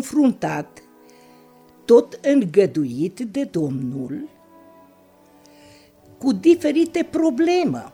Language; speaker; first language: Romanian; non-native, local second language; Hungarian